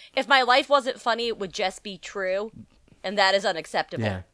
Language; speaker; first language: English; native; English